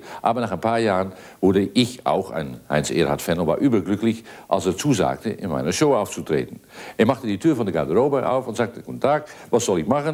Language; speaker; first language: German; non-native, fluent; Dutch